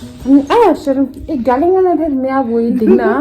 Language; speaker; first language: Hindi; non-native, local second language; Tibetan